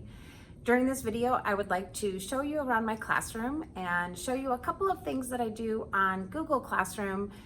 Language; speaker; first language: English; native; English